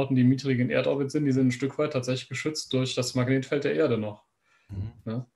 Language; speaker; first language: German; native; German